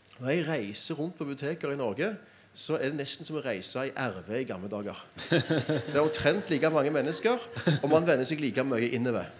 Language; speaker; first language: Norwegian; native; Norwegian